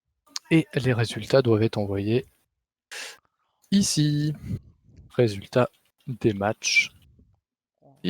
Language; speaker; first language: French; native; French